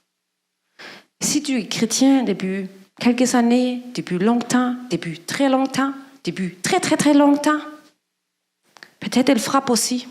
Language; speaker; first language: French; non-native, fluent; German